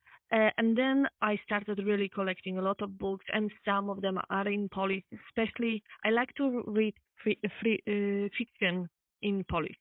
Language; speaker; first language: English; non-native, fluent; Polish